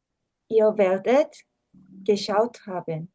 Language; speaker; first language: German; non-native, learner; Korean